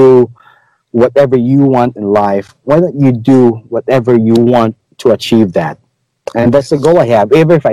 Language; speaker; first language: English; non-native, local second language; Hiligaynon